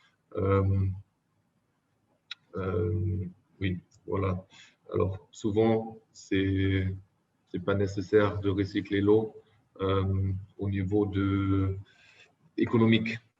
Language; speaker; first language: French; non-native, fluent; German